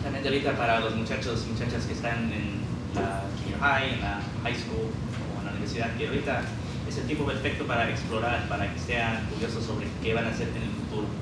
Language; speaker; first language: Spanish; early bilingual, heritage; Spanish